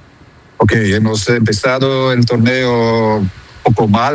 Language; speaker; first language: Spanish; non-native, fluent; Dutch